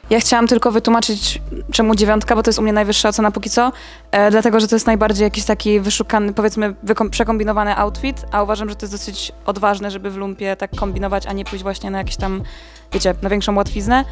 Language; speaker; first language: Polish; native; Polish